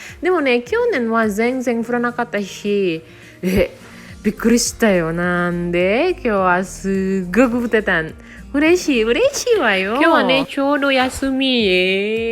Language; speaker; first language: Japanese; non-native, fluent; Indonesian